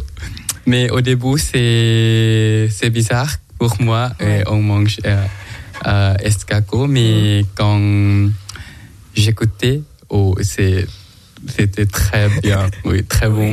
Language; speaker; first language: French; non-native, learner; Thai